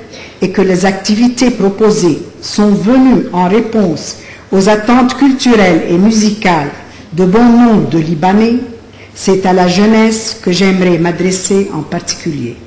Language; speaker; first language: French; non-native, local second language; Arabic